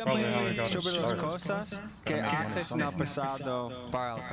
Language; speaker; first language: Spanish; non-native, learner; English